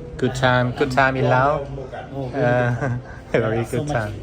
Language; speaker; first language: English; non-native, learner; Lao